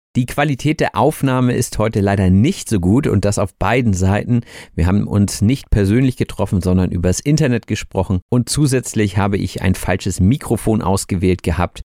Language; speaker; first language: German; native; German